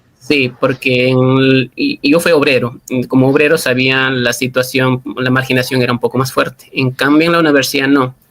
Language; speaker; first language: Spanish; non-native, local second language; Quechua